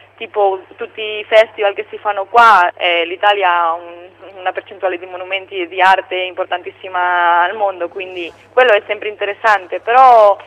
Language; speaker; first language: Italian; non-native, fluent; Spanish